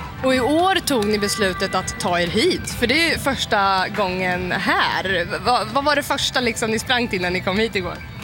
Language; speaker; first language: Swedish; native; Swedish